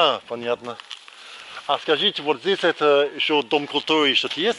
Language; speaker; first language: Russian; non-native, fluent; English